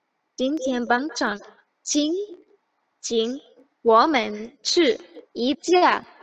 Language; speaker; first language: Chinese; non-native, learner; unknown